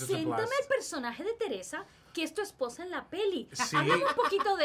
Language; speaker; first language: Spanish; native; Spanish